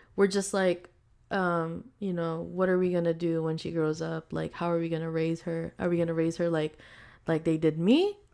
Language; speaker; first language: English; non-native, local second language; Filipino